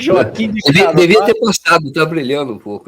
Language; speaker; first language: Portuguese; native; Portuguese